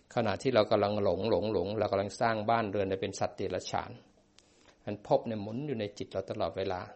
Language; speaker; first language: Thai; native; Thai